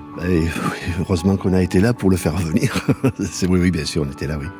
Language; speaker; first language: French; native; French